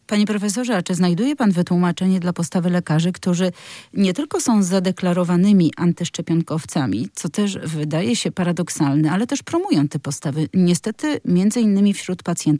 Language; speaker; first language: Polish; native; Polish